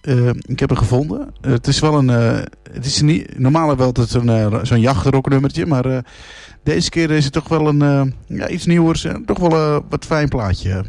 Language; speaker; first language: Dutch; native; Dutch